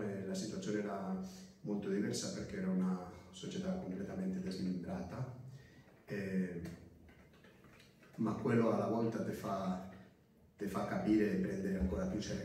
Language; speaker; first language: Italian; non-native, fluent; Spanish